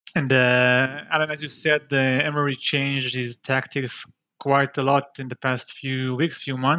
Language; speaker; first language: English; non-native, fluent; Hebrew